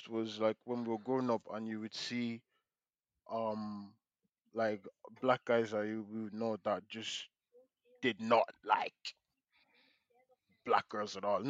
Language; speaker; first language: English; native; English